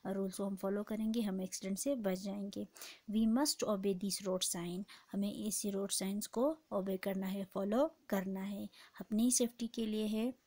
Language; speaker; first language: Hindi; non-native, local second language; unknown